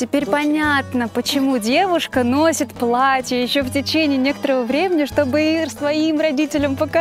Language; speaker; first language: Russian; native; Russian